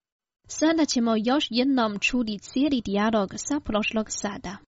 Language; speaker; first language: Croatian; non-native, fluent; Chinese